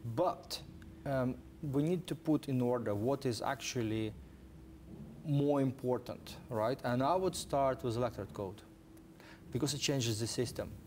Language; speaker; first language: English; non-native, fluent; Ukrainian